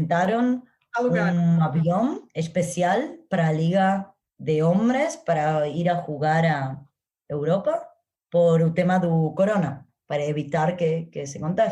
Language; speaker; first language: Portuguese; non-native, learner; Spanish